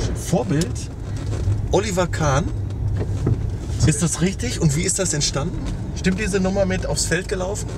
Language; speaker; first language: German; native; German